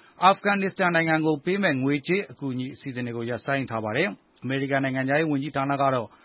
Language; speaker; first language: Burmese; native; Burmese